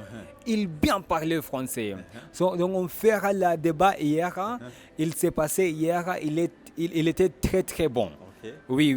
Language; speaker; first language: French; non-native, learner; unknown